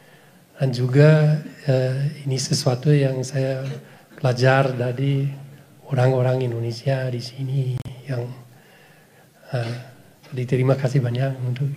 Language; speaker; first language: Indonesian; non-native, fluent; English